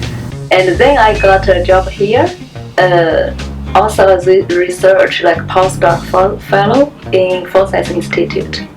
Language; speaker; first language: English; non-native, learner; Chinese